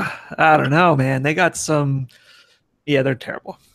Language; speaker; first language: English; native; English